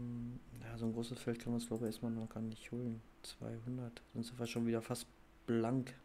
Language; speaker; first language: German; native; German